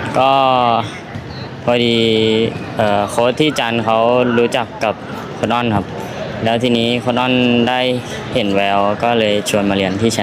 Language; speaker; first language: Thai; early bilingual, other home language; Lao